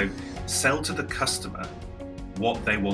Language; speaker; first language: English; native; English